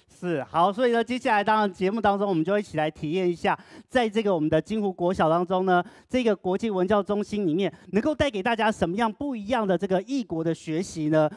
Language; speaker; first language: Chinese; native; Chinese